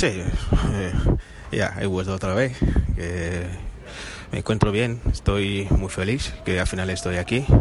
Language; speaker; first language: Spanish; non-native, fluent; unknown